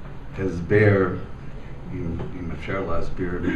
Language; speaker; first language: Hebrew; non-native, fluent; English